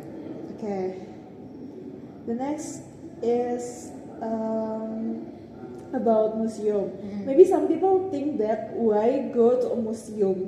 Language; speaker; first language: English; non-native, learner; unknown